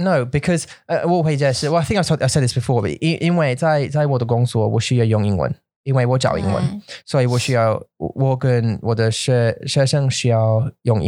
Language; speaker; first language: Chinese; non-native, learner; English